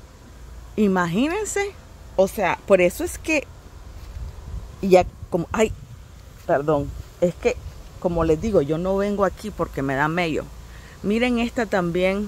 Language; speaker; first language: Spanish; native; Spanish